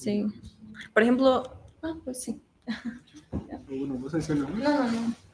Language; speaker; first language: Spanish; non-native, fluent; Russian